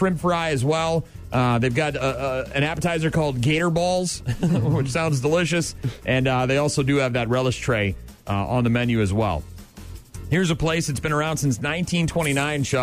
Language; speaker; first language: English; native; English